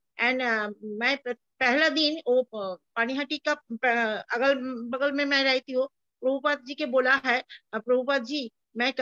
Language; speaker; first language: Hindi; non-native, local second language; Bangla